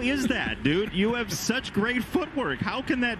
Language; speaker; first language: English; native; English